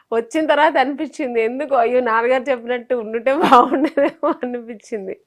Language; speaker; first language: Telugu; native; Telugu